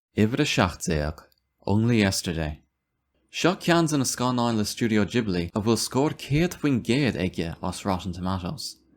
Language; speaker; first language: Irish; non-native, local second language; English